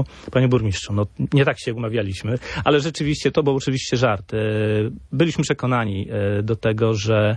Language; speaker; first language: Polish; native; Polish